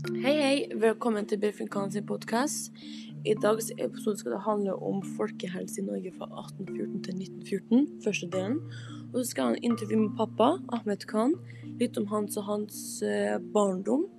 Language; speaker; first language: Norwegian; early bilingual, other home language; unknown